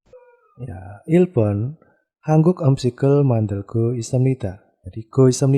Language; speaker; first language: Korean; non-native, fluent; Indonesian